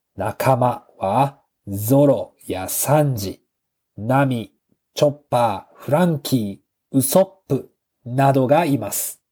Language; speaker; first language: Japanese; native; Japanese